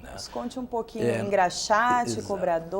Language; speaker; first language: Portuguese; native; Portuguese